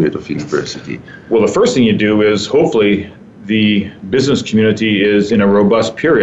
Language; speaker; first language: English; native; English